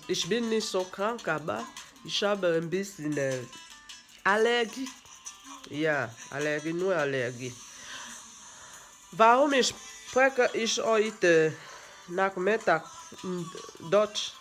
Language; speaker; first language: German; non-native, learner; French